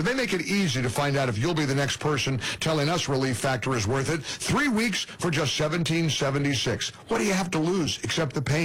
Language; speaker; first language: English; native; English